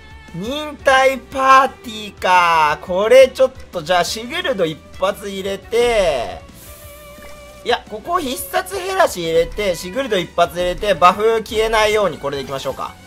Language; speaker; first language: Japanese; native; Japanese